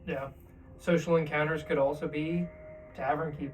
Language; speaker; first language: English; native; English